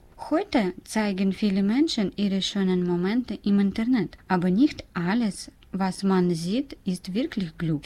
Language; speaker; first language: German; non-native, learner; Russian